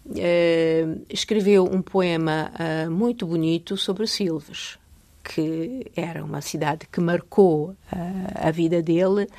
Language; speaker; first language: Portuguese; non-native, fluent; Polish